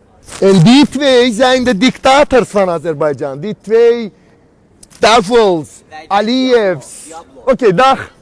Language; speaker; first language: Dutch; non-native, fluent; Azerbaijani